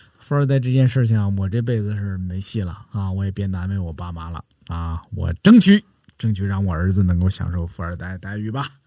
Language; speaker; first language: Chinese; native; Chinese